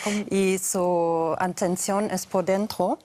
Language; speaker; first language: Spanish; non-native, fluent; German